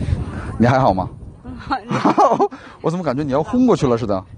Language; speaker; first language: Chinese; non-native, fluent; Korean